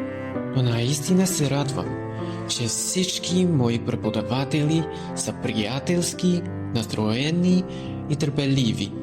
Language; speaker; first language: Bulgarian; non-native, learner; Chinese